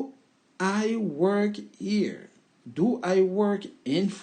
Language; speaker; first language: English; non-native, learner; French